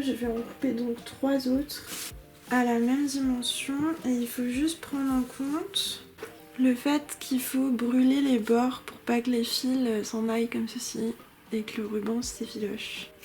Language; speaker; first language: French; native; French